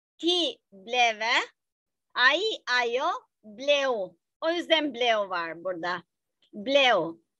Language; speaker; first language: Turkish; non-native, fluent; Albanian